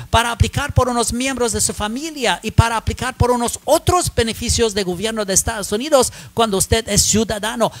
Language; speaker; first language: Spanish; non-native, learner; English